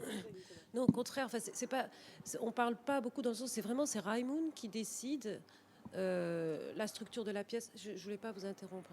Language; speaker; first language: French; native; French